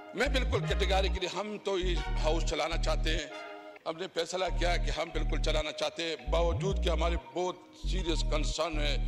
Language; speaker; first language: Urdu; non-native, local second language; Pashto